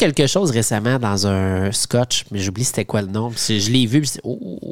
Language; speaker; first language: French; native; French